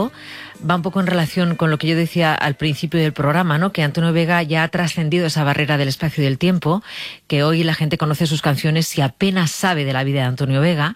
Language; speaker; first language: Spanish; native; Spanish